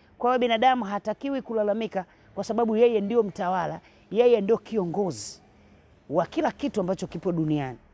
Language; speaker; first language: Swahili; native; Swahili